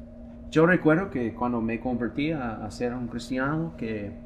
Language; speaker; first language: Spanish; non-native, fluent; English